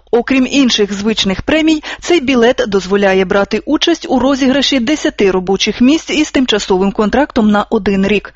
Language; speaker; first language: Ukrainian; native; Ukrainian